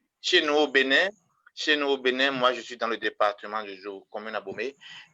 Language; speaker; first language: French; non-native, local second language; Fon